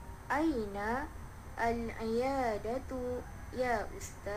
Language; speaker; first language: Arabic; non-native, learner; Malay